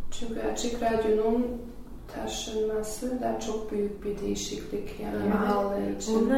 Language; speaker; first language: Turkish; non-native, learner; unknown